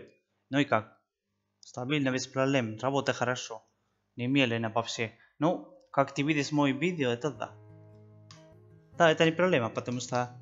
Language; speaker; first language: Russian; non-native, learner; Spanish